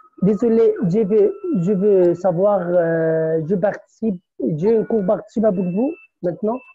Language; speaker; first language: French; non-native, learner; Arabic